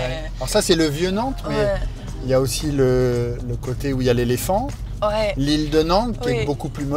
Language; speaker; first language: French; native; French